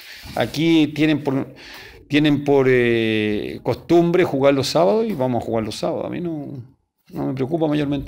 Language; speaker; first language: Spanish; native; Spanish